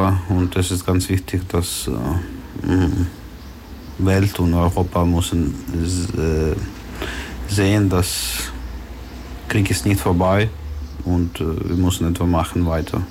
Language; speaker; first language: German; non-native, learner; Ukrainian